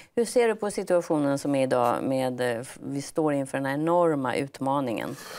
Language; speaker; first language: Swedish; native; Swedish